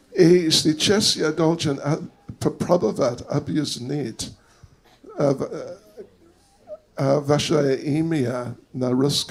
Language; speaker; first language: Russian; non-native, learner; English